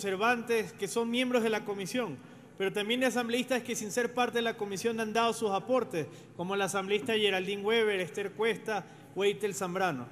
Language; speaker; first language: Spanish; native; Spanish